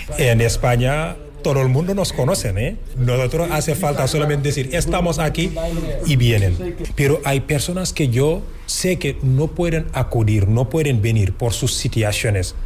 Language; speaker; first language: Spanish; non-native, fluent; Wolof